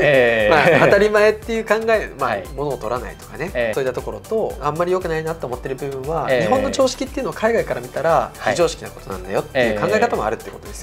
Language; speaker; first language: Japanese; native; Japanese